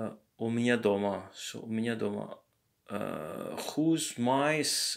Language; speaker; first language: Russian; non-native, learner; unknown